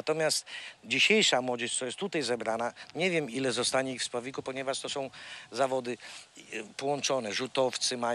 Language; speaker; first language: Polish; native; Polish